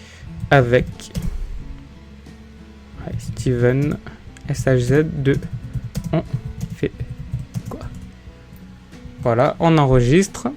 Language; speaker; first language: French; native; French